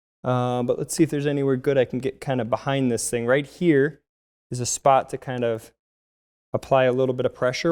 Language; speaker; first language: English; native; English